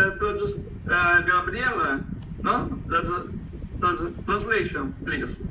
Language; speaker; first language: English; non-native, fluent; Portuguese